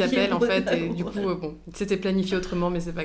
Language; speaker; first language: French; native; French